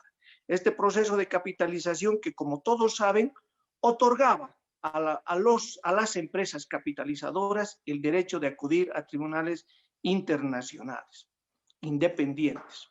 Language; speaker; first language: Spanish; native; Spanish